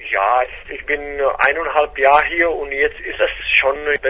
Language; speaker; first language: German; non-native, fluent; Czech